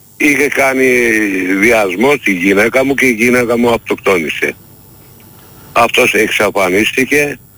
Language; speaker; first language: Greek; non-native, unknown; Turkish